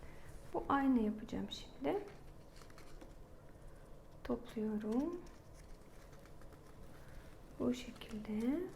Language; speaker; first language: Turkish; non-native, learner; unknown